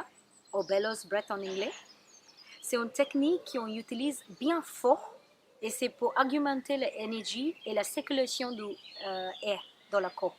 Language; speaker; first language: French; non-native, learner; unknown